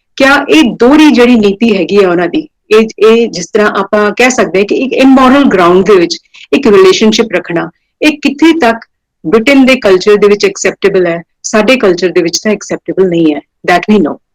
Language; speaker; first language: Punjabi; non-native, local second language; Hindi